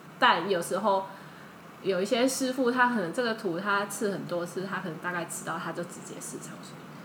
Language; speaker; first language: Chinese; early bilingual, heritage; Chinese